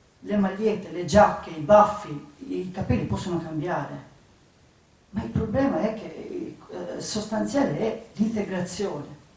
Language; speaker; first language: Italian; non-native, fluent; Albanian